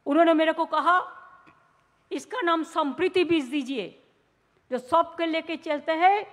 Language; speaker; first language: Hindi; non-native, local second language; Bangla